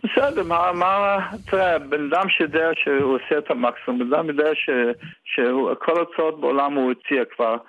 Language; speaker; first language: Hebrew; non-native, fluent; Yiddish